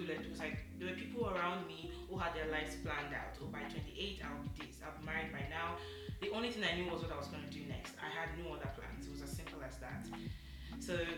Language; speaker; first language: English; non-native, local second language; Yoruba